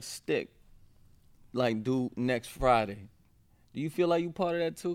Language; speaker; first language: English; early bilingual, other home language; Spanish